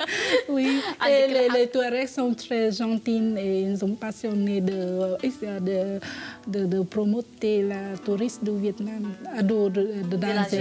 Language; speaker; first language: French; non-native, fluent; Vietnamese